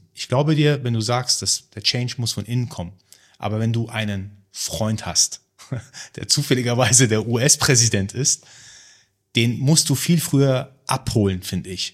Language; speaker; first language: German; early bilingual, other home language; Persian